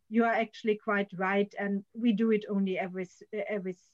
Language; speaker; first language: English; non-native, fluent; German